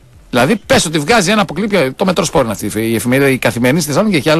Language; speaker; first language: Greek; native; Greek